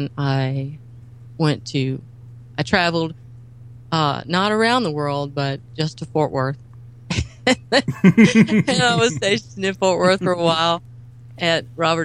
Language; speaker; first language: English; native; English